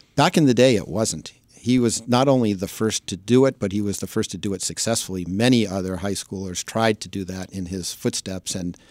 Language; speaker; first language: English; native; English